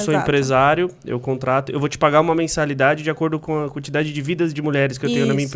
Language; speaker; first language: Portuguese; native; Portuguese